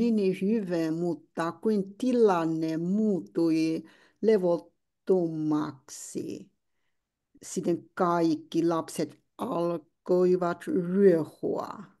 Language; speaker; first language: Finnish; non-native, learner; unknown